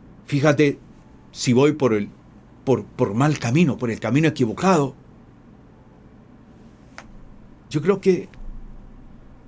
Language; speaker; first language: Spanish; native; Spanish